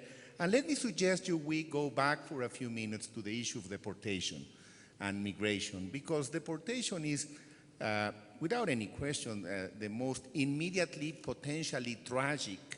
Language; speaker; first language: English; non-native, fluent; Spanish